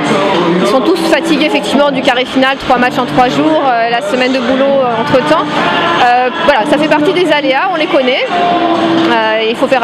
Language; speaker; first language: French; native; French